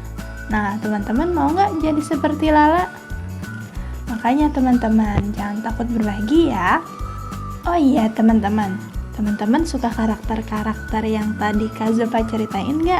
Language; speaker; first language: Indonesian; native; Indonesian